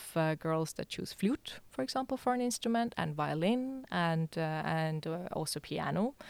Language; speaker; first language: English; non-native, fluent; Estonian